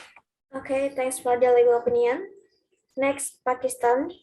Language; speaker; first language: English; non-native, learner; Indonesian